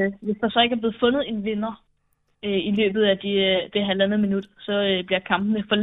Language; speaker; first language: Danish; native; Danish